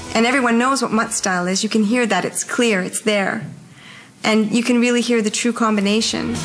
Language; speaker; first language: English; native; English